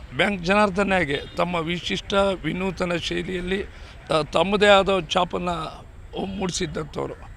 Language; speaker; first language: Kannada; native; Kannada